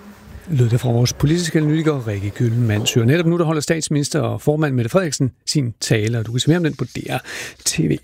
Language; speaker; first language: Danish; native; Danish